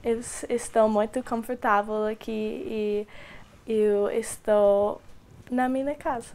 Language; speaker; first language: Portuguese; non-native, learner; English